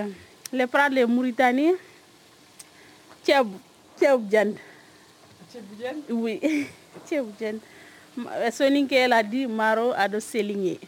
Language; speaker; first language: French; non-native, learner; Soninke